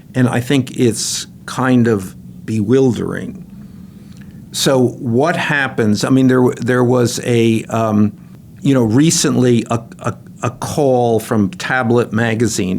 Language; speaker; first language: English; native; English